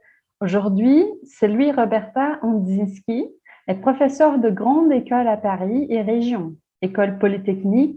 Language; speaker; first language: French; non-native, fluent; Portuguese